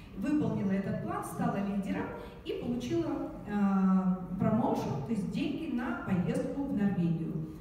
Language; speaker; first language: Russian; native; Russian